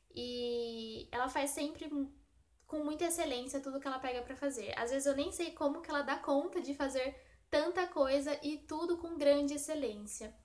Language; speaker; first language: Portuguese; native; Portuguese